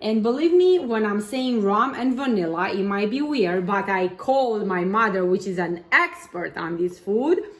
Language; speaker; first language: English; non-native, fluent; Romanian